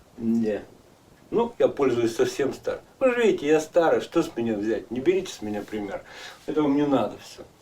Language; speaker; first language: Russian; native; Russian